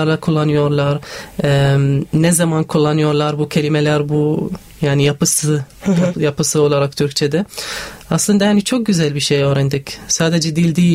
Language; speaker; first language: Turkish; non-native, learner; Arabic